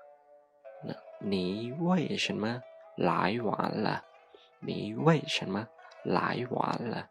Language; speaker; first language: Chinese; non-native, fluent; Lao